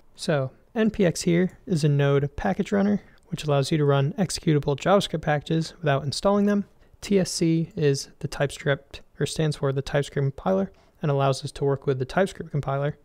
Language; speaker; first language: English; native; English